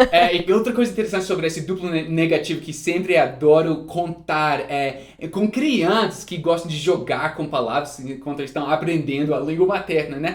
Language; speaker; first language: Portuguese; non-native, fluent; English